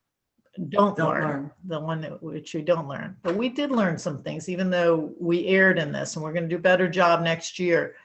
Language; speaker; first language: English; native; English